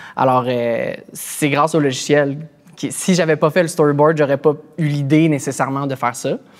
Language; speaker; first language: French; native; French